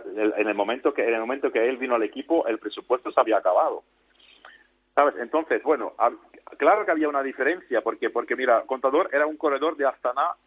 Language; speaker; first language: Spanish; non-native, fluent; Dutch